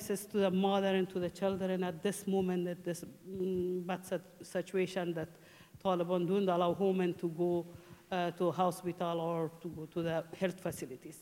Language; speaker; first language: English; non-native, learner; Persian